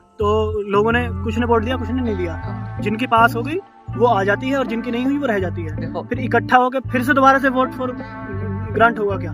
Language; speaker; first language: Hindi; native; Hindi